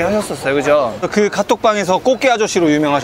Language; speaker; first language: Korean; native; Korean